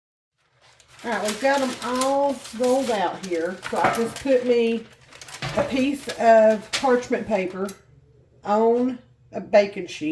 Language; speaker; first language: English; native; English